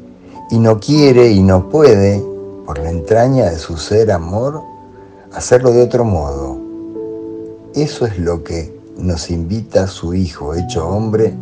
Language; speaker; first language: Spanish; native; Spanish